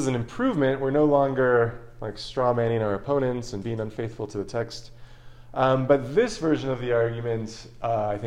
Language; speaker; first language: English; native; English